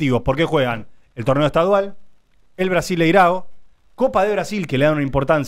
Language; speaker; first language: Spanish; native; Spanish